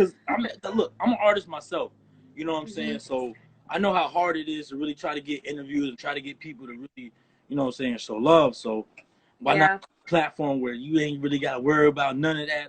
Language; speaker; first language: English; native; English